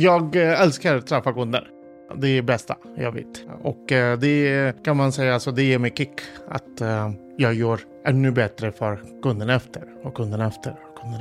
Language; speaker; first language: Swedish; non-native, fluent; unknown